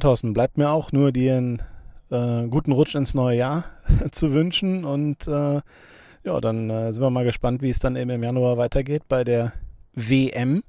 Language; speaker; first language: German; native; German